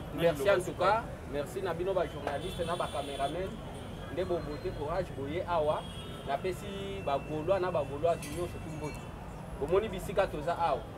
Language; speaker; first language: Lingala; native; Lingala